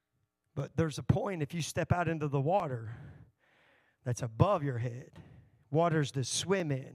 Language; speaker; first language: English; native; English